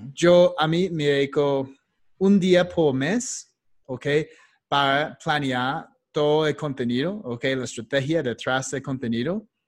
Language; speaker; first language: Spanish; non-native, fluent; English